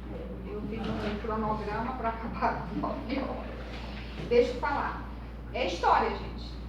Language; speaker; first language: Portuguese; native; Portuguese